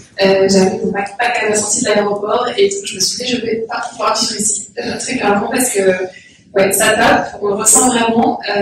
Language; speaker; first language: French; native; French